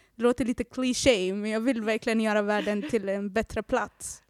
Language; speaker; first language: Swedish; native; Swedish